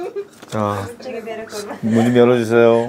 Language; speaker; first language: Korean; native; Korean